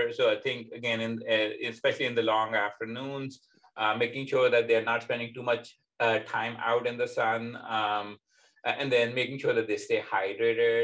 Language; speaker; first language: English; non-native, local second language; Urdu